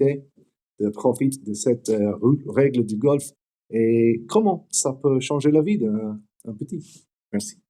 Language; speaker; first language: French; non-native, learner; English